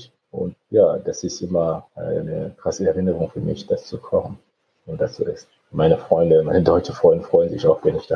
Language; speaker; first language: German; non-native, fluent; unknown